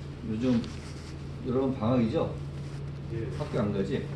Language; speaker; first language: Korean; native; Korean